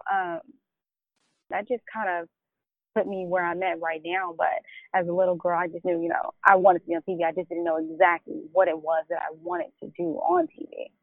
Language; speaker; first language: English; native; English